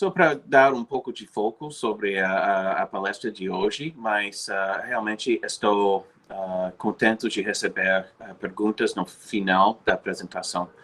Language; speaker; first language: Portuguese; non-native, fluent; English